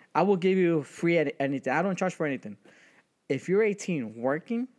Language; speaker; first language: English; early bilingual, other home language; Spanish